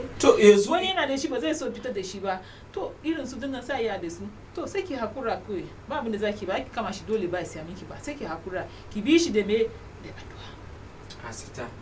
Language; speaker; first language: Hausa; non-native, local second language; Igbo